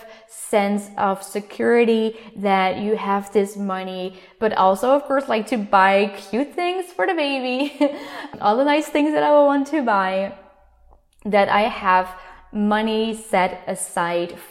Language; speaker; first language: English; non-native, fluent; Dutch